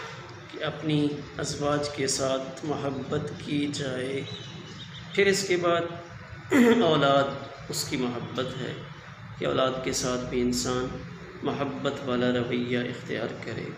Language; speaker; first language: Urdu; native; Urdu